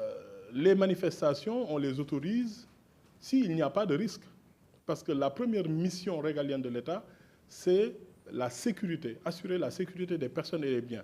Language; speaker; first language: French; non-native, local second language; Wolof